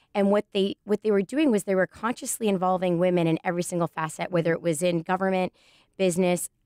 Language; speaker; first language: English; native; English